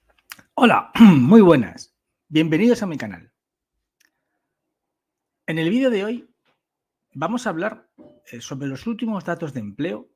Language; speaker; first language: Spanish; native; Spanish